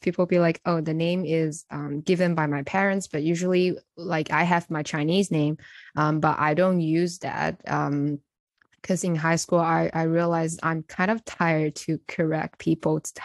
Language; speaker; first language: English; non-native, fluent; Chinese